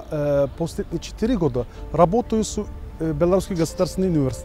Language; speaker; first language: Russian; non-native, learner; Turkish